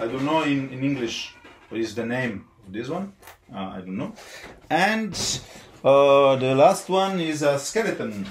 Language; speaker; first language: English; non-native, learner; Italian